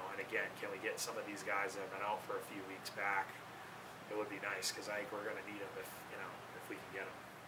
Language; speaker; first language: English; native; English